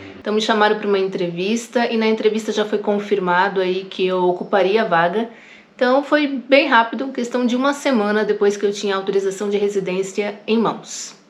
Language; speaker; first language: Portuguese; native; Portuguese